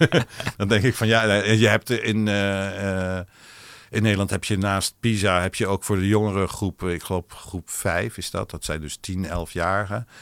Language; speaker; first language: Dutch; non-native, local second language; Hebrew